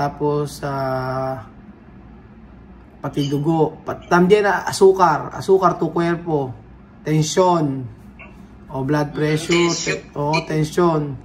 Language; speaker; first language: Spanish; non-native, learner; Filipino